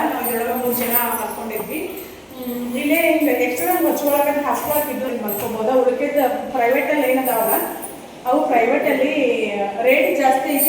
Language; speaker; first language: Kannada; native; Kannada